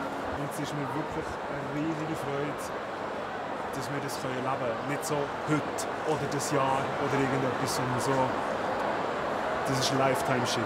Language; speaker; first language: German; native; German